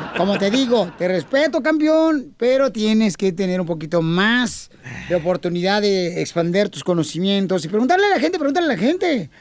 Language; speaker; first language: Spanish; native; Spanish